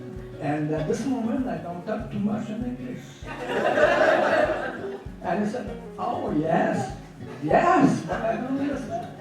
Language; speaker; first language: English; non-native, learner; French